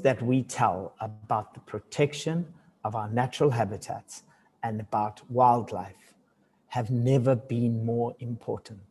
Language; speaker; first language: English; non-native, local second language; Zulu